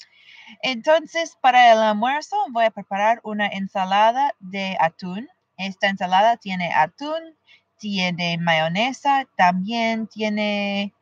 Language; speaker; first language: Spanish; non-native, fluent; English